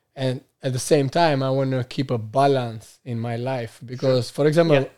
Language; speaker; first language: English; non-native, fluent; Albanian